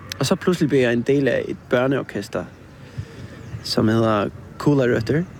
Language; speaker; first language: Danish; non-native, local second language; Faroese